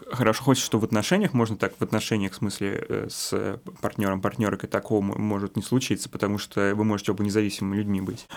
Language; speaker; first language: Russian; native; Russian